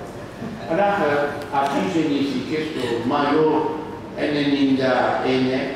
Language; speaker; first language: Greek; non-native, learner; French